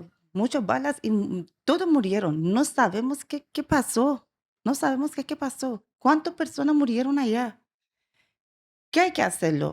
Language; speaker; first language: Spanish; non-native, learner; Persian